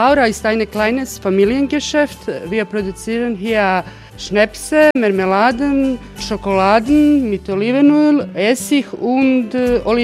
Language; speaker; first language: German; non-native, learner; Croatian